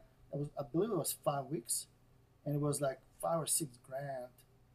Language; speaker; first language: English; non-native, fluent; Russian